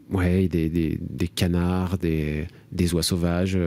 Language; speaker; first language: French; native; French